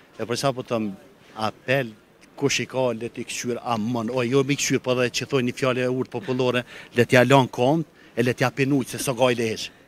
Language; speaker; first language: Albanian; native; Albanian